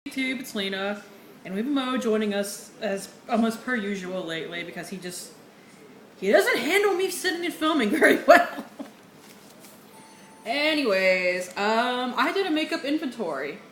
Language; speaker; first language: English; native; English